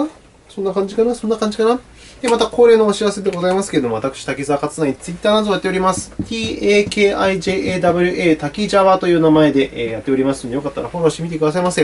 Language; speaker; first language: Japanese; native; Japanese